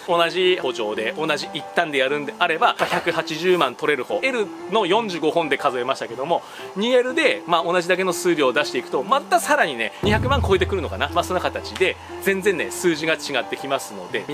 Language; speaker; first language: Japanese; native; Japanese